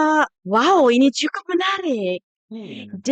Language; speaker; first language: Indonesian; non-native, fluent; Japanese